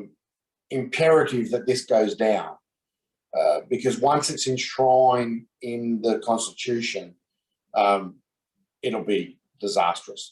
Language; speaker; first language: English; native; English